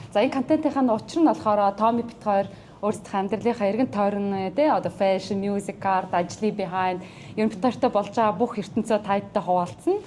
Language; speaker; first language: Mongolian; early bilingual, heritage; Mongolian